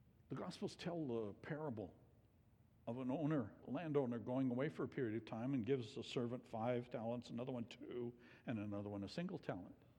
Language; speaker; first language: English; native; English